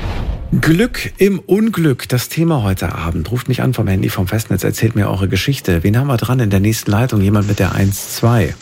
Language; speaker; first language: German; native; German